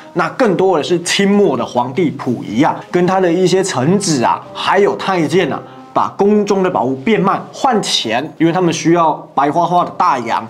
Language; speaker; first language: Chinese; native; Chinese